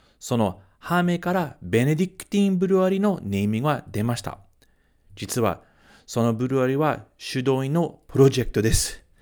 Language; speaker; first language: Japanese; non-native, fluent; English